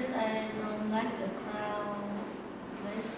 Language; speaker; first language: English; non-native, learner; Vietnamese